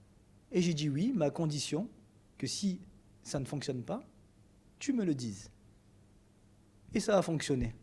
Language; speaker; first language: French; native; French